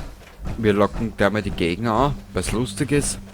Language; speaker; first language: German; native; German